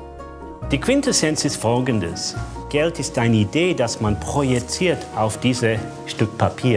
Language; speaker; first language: German; non-native, fluent; English